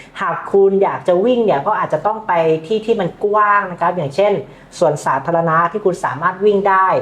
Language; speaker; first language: Thai; native; Thai